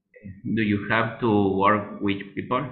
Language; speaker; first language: English; non-native, learner; Spanish